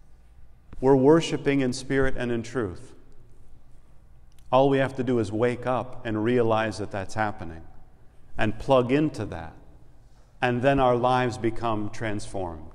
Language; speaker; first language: English; native; English